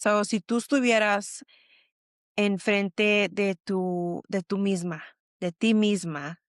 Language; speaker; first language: Spanish; early bilingual, heritage; Spanish